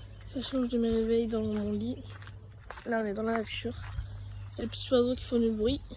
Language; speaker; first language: French; native; French